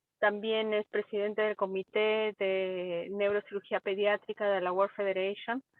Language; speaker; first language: Spanish; native; Spanish